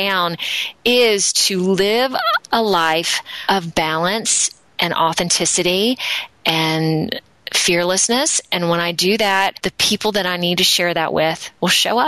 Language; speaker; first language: English; native; English